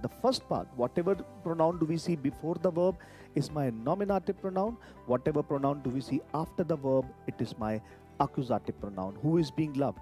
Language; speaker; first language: English; non-native, local second language; Hindi